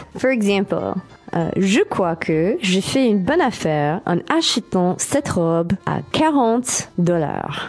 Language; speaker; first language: French; non-native, fluent; English